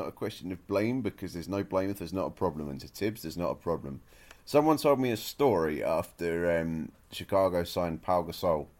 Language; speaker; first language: English; native; English